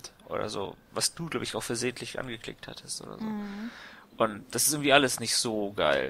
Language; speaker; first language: German; native; German